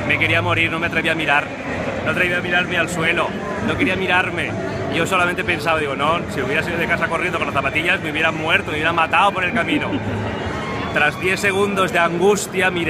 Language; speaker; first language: Spanish; native; Spanish